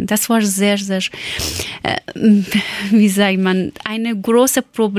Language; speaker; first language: German; non-native, learner; Persian